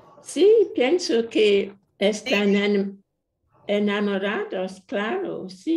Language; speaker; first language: Spanish; non-native, fluent; English